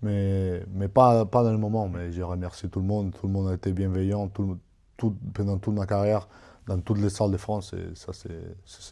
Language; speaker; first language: French; non-native, fluent; Spanish